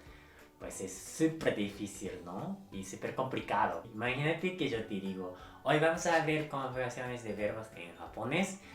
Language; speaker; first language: Spanish; non-native, fluent; Japanese